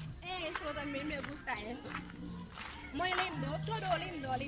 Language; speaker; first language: Spanish; non-native, learner; Haitian Creole